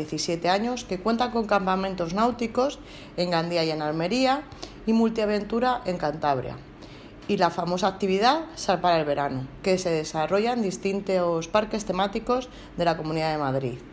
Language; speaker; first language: Spanish; native; Spanish